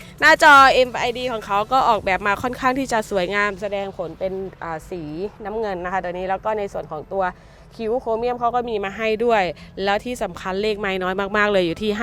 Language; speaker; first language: Thai; native; Thai